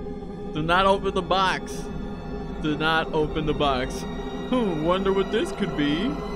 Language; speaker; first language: English; native; English